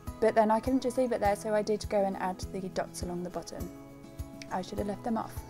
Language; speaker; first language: English; native; English